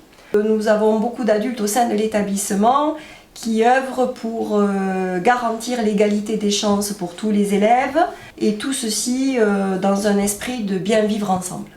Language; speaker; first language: French; native; French